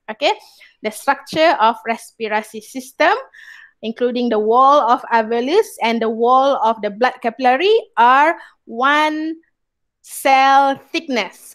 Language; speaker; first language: English; non-native, local second language; Malay